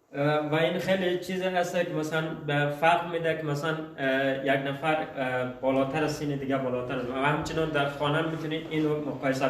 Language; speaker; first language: Persian; early bilingual, heritage; Persian